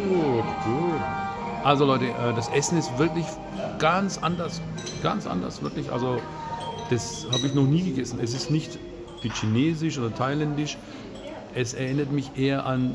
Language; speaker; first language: German; early bilingual, other home language; Turkish